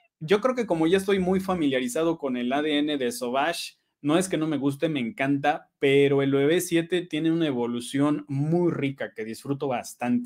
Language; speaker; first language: Spanish; native; Spanish